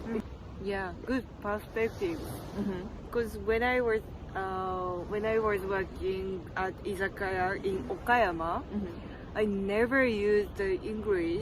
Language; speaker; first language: English; non-native, learner; Japanese